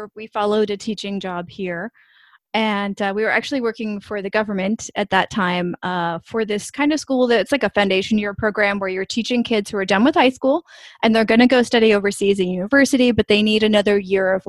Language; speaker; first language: English; native; English